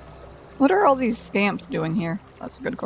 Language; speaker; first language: English; native; English